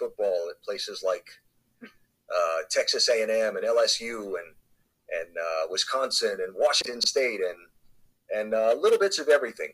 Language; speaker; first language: English; native; English